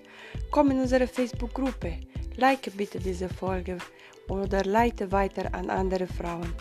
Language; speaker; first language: German; non-native, fluent; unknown